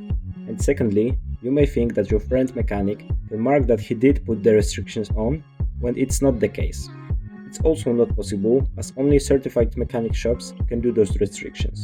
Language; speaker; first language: English; non-native, fluent; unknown